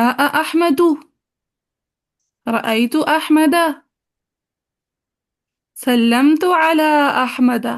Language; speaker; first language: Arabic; non-native, fluent; Urdu